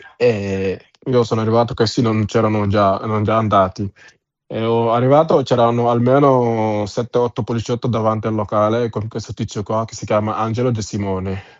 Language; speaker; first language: Italian; non-native, fluent; Wolof